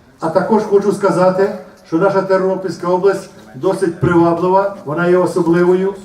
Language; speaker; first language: Ukrainian; native; Ukrainian